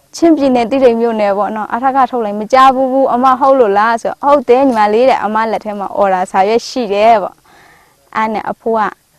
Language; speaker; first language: Burmese; native; Burmese